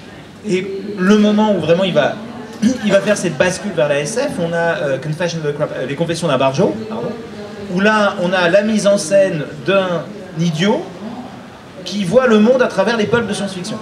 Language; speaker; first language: French; native; French